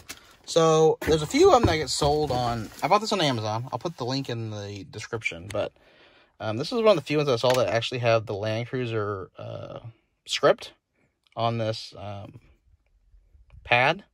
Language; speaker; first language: English; native; English